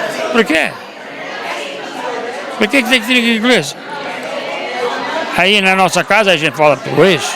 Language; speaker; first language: Portuguese; early bilingual, heritage; Portuguese